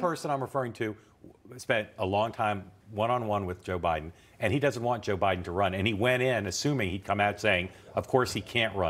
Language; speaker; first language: English; native; English